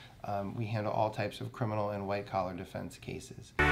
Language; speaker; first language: English; native; English